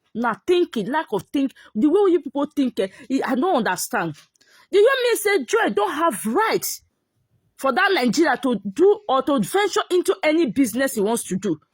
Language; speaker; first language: Nigerian Pidgin; native; Nigerian Pidgin